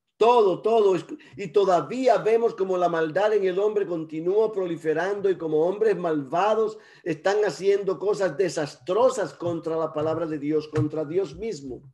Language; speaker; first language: Spanish; early bilingual, heritage; Spanish